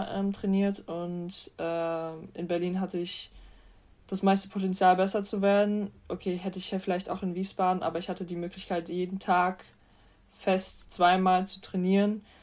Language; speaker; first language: German; native; German